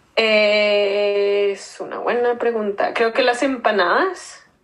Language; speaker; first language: Spanish; native; Spanish